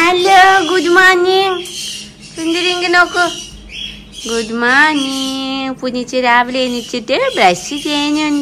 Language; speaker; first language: Malayalam; non-native, learner; Nepali